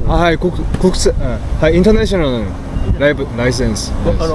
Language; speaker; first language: Japanese; non-native, learner; Korean